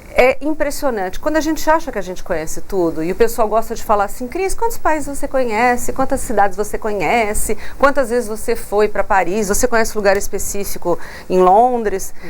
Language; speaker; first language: Portuguese; non-native, local second language; English